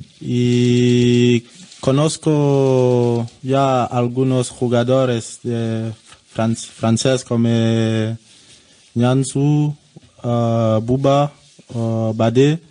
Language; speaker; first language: Spanish; non-native, learner; French